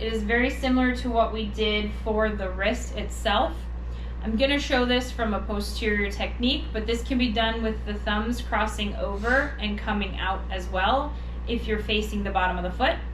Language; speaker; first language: English; native; English